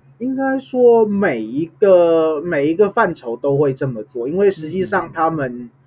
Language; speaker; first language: Chinese; native; Chinese